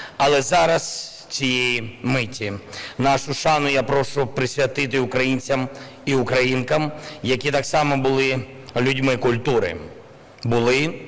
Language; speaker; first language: Ukrainian; non-native, local second language; Russian